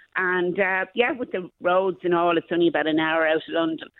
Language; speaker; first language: English; native; English